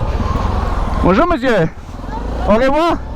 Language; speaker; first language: French; non-native, learner; German